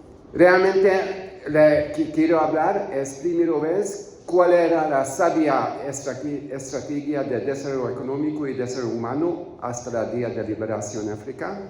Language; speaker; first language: Spanish; non-native, learner; Hungarian